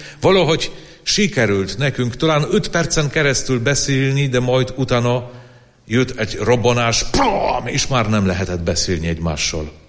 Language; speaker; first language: Hungarian; non-native, fluent; Polish